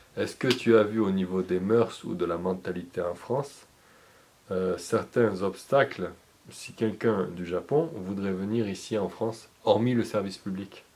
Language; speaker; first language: French; native; French